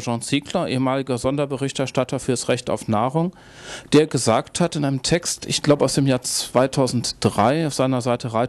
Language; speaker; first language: German; native; German